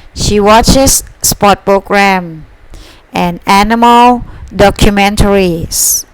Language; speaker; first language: English; non-native, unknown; Thai